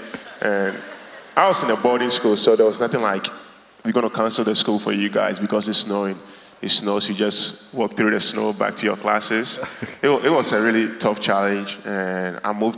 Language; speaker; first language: English; non-native, local second language; Ga